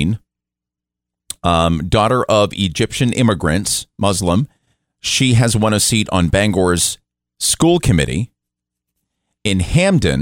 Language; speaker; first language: English; native; English